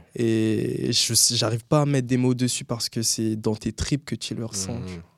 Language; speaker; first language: French; native; French